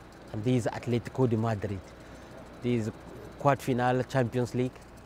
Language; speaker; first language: Dutch; non-native, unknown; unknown